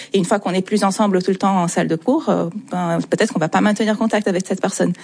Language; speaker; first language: French; non-native, fluent; Portuguese